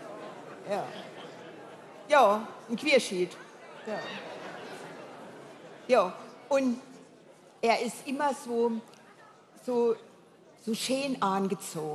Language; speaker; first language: German; native; German